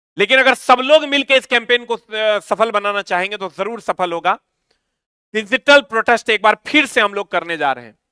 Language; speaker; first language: Hindi; native; Hindi